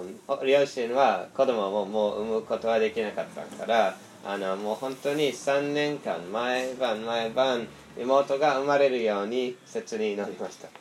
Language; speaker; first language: Japanese; non-native, fluent; English